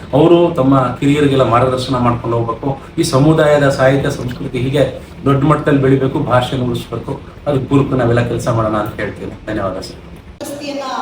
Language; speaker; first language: Kannada; non-native, local second language; Lambadi